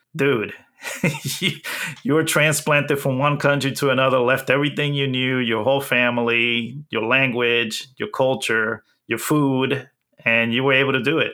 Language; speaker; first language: English; early bilingual, other home language; Spanish